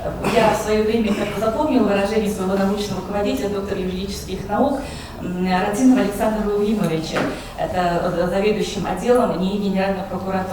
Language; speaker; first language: Russian; native; Russian